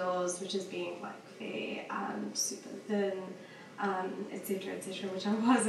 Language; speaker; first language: English; native; English